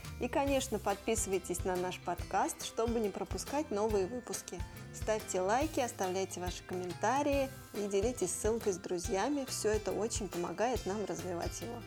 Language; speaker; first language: Russian; native; Russian